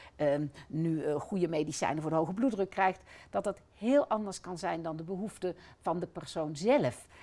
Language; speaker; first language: Dutch; native; Dutch